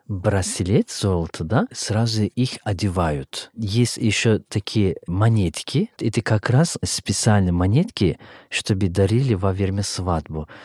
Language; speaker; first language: Russian; non-native, fluent; Turkish